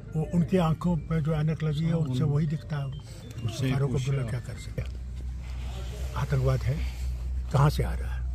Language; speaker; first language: Urdu; native; Urdu